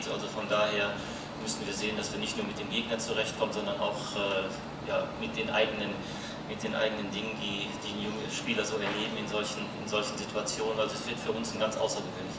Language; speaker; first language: German; native; German